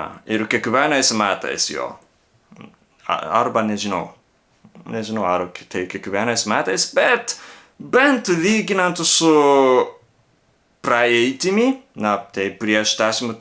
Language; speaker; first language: Lithuanian; non-native, learner; Japanese